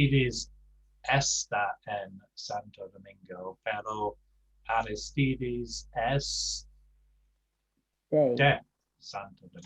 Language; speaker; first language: Spanish; non-native, learner; English